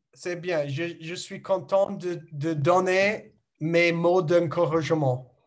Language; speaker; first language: French; non-native, learner; English